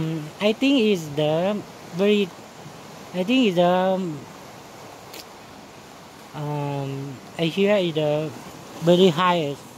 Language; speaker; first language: English; non-native, learner; Thai